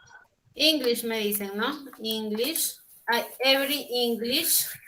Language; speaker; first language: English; non-native, learner; Spanish